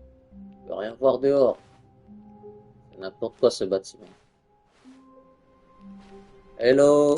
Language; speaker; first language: French; native; French